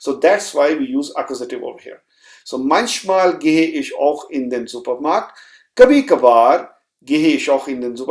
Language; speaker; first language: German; non-native, fluent; Hindi